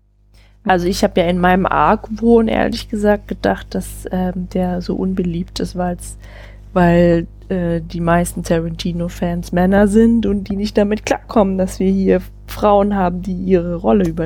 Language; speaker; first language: German; native; German